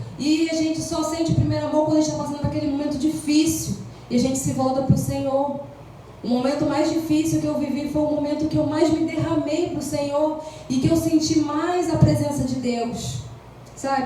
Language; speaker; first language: Portuguese; native; Portuguese